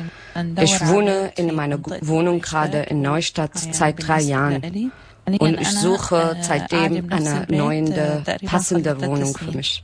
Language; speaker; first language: German; non-native, learner; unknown